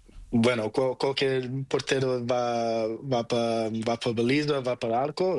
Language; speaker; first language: Spanish; non-native, learner; Portuguese